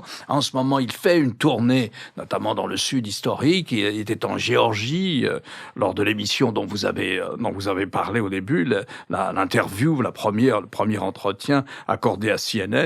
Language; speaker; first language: French; native; French